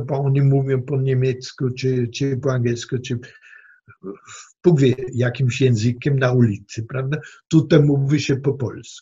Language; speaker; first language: Polish; non-native, fluent; German